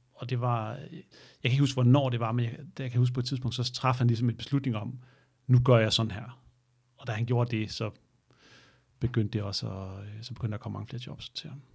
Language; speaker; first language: Danish; native; Danish